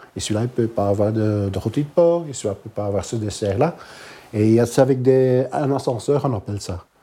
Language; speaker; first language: French; non-native, fluent; Dutch